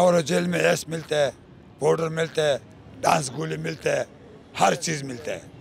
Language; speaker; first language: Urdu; non-native, local second language; Pashto